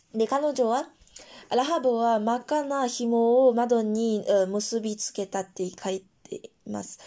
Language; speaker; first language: Japanese; non-native, fluent; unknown